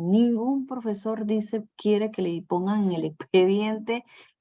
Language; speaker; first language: Spanish; native; Spanish